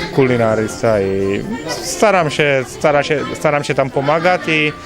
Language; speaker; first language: Polish; non-native, learner; Czech